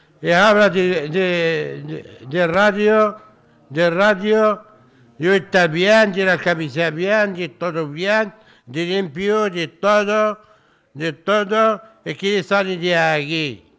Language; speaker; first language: Spanish; non-native, learner; Arabic